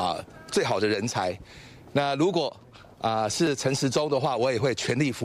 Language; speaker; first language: Chinese; native; Chinese